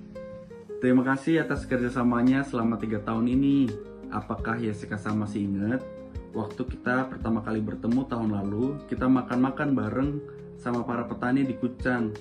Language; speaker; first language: Indonesian; non-native, fluent; Japanese